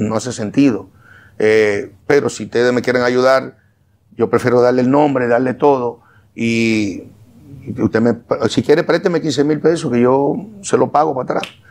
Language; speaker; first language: Spanish; native; Spanish